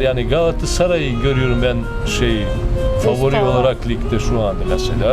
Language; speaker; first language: Turkish; non-native, fluent; Serbian